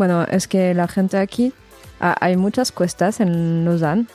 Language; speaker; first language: Spanish; non-native, fluent; French